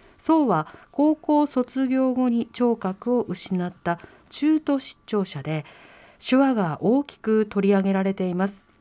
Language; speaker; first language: Japanese; native; Japanese